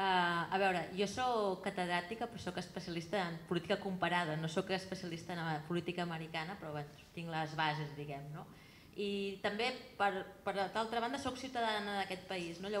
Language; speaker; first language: Catalan; native; Catalan